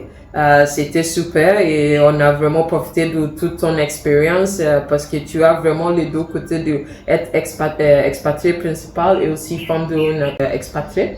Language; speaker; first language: French; non-native, fluent; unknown